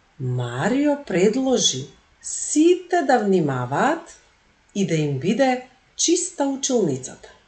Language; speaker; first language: Macedonian; native; Macedonian